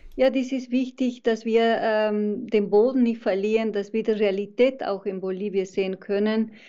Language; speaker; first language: German; non-native, fluent; Spanish